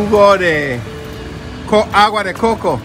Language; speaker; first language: Spanish; non-native, learner; English